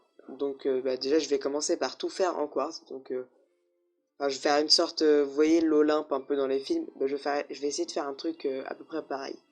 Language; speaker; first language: French; native; French